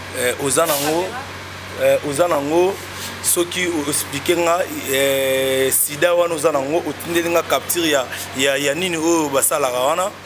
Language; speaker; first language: Lingala; non-native, local second language; Kongo